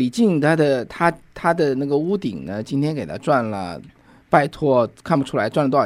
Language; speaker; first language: Chinese; native; Chinese